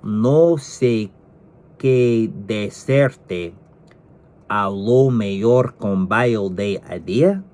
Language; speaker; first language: Spanish; non-native, learner; English